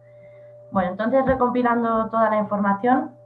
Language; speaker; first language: Spanish; native; Spanish